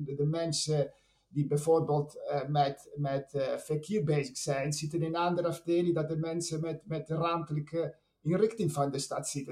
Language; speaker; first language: Dutch; non-native, fluent; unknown